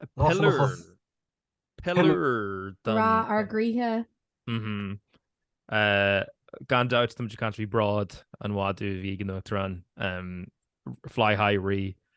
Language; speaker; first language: Irish; native; Irish